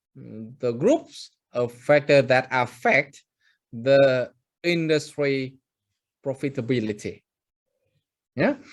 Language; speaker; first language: English; non-native, fluent; Vietnamese